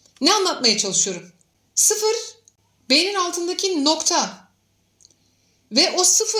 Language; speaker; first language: Turkish; native; Turkish